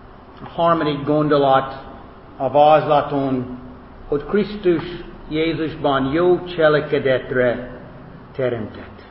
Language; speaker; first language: Hungarian; non-native, fluent; English